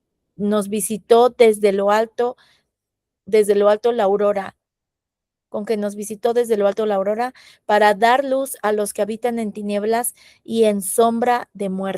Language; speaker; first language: Spanish; native; Spanish